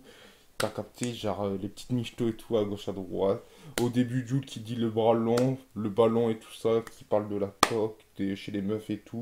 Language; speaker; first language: French; native; French